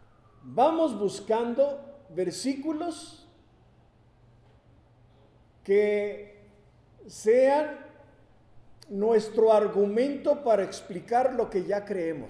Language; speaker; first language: Spanish; native; Spanish